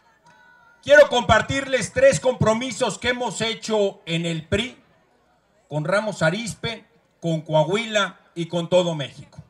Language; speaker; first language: Spanish; native; Spanish